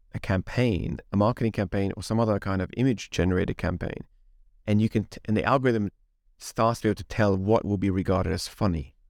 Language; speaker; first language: English; non-native, fluent; Hungarian